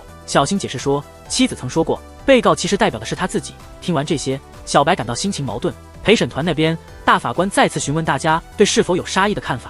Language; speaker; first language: Chinese; native; Chinese